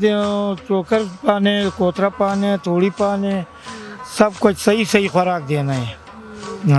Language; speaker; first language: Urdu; non-native, local second language; Punjabi